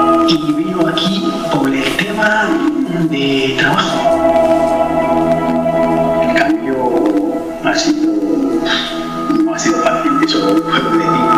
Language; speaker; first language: Spanish; non-native, learner; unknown